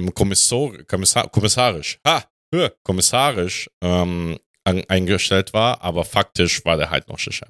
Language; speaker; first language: German; non-native, fluent; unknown